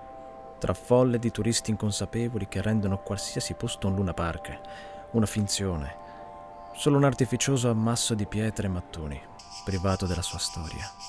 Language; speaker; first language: Italian; native; Italian